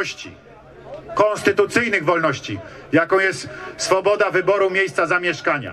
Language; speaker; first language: Polish; native; Polish